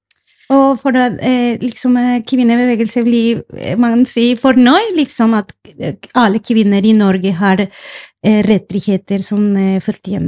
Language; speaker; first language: Norwegian; non-native, fluent; Spanish